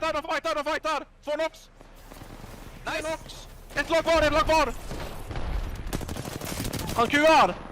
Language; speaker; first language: Swedish; native; Swedish